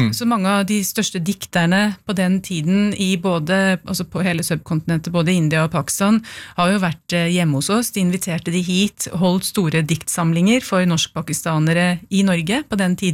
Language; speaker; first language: Norwegian; early bilingual, other home language; Urdu